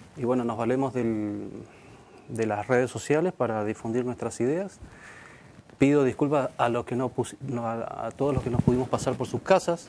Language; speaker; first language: Spanish; native; Spanish